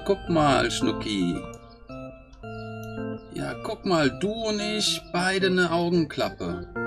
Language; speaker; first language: German; native; German